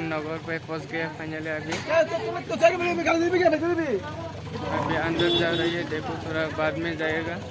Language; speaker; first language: Hindi; non-native, local second language; Kok Borok